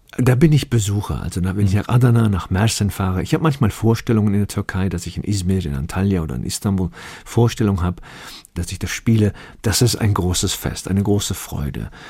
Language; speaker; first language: German; early bilingual, other home language; Turkish